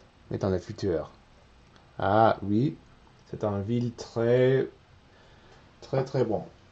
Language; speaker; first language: French; non-native, learner; English